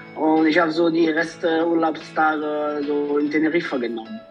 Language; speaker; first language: German; non-native, fluent; Italian